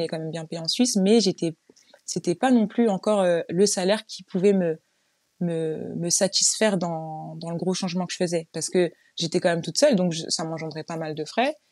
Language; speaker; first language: French; native; French